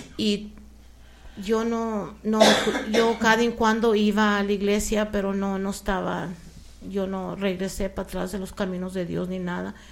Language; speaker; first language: Spanish; early bilingual, heritage; Spanish